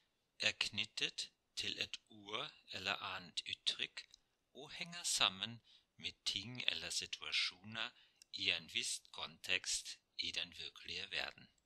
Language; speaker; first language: Norwegian; non-native, fluent; German